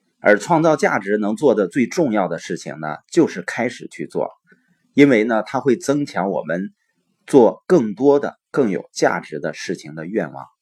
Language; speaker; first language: Chinese; native; Chinese